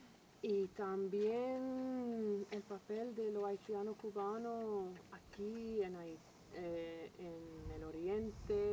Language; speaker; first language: Spanish; non-native, learner; English